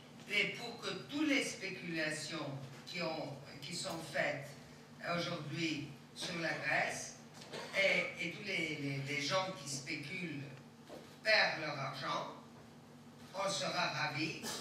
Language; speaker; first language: French; non-native, fluent; Greek